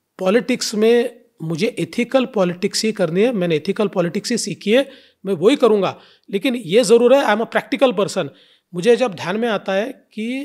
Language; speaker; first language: Hindi; non-native, local second language; Marathi